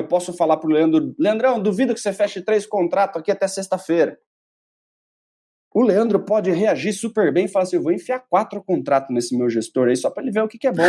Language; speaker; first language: Portuguese; native; Portuguese